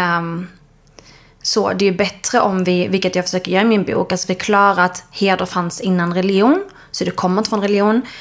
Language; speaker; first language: Swedish; early bilingual, other home language; Arabic